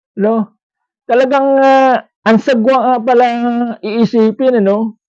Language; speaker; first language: Filipino; non-native, local second language; Cebuano